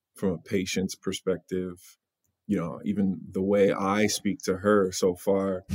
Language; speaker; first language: English; native; English